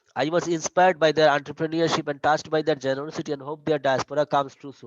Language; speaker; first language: English; non-native, local second language; Bangla